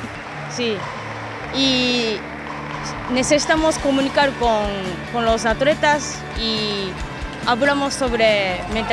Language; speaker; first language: Spanish; non-native, learner; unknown